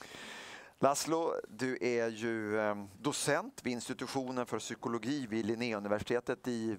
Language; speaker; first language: Swedish; native; Swedish